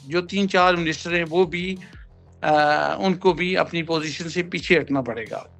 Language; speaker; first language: Urdu; non-native, local second language; Punjabi